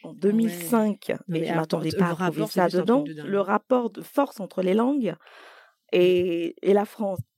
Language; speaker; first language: French; native; French